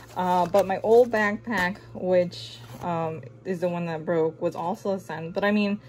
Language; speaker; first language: English; native; English